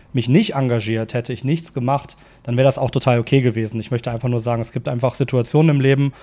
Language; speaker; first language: German; native; German